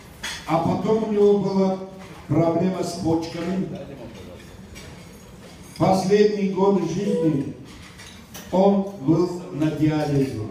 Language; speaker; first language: Russian; non-native, local second language; Tajik